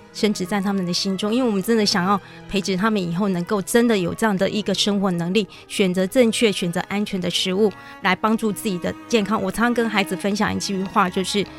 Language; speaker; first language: Chinese; native; Chinese